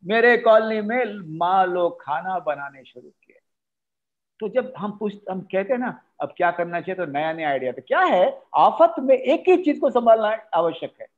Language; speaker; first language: Hindi; non-native, local second language; Marathi